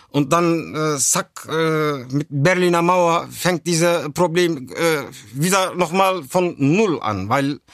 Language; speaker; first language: German; early bilingual, other home language; Turkish